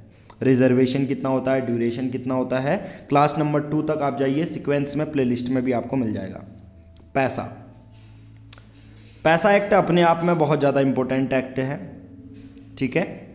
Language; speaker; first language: Hindi; native; Hindi